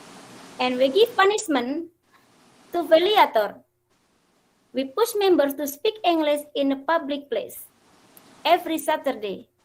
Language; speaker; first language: English; non-native, fluent; Indonesian